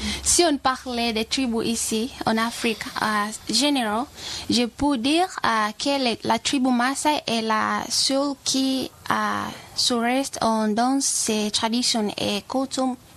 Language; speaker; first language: French; non-native, learner; Masai